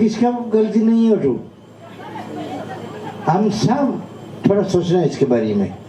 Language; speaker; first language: Hindi; non-native, local second language; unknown